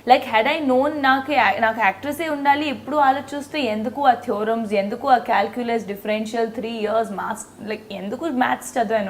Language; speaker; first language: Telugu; non-native, fluent; Hindi